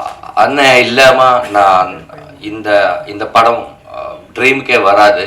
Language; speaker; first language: Tamil; non-native, learner; Telugu